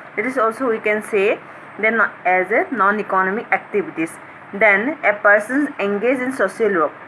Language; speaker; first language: English; non-native, local second language; Assamese